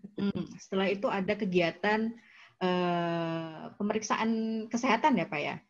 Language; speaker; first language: Indonesian; native; Indonesian